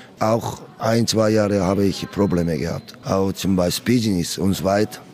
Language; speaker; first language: German; non-native, learner; Korean